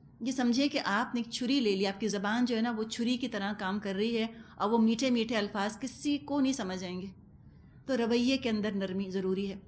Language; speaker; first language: Urdu; non-native, local second language; Punjabi